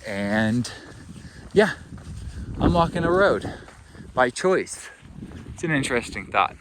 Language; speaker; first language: English; native; English